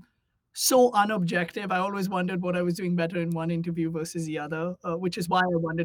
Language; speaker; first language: English; non-native, local second language; Hindi